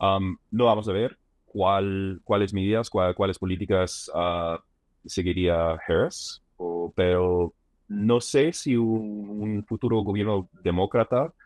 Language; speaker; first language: Spanish; non-native, fluent; English